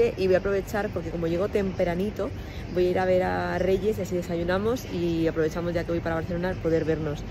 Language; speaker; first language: Spanish; native; Spanish